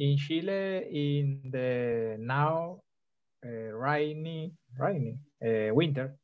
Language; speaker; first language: English; non-native, learner; Spanish